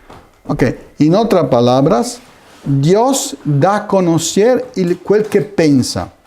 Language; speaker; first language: Spanish; non-native, fluent; Italian